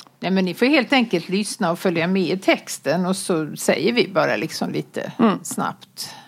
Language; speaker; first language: Swedish; native; Swedish